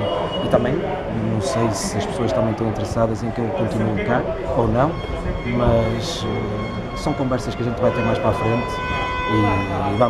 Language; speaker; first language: Portuguese; native; Portuguese